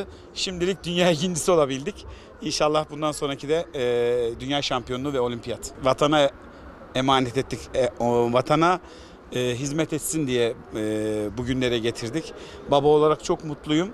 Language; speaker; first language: Turkish; native; Turkish